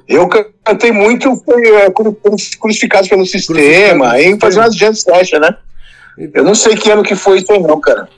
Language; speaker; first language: Portuguese; native; Portuguese